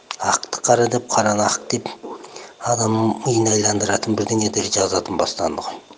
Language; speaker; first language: Kazakh; native; Kazakh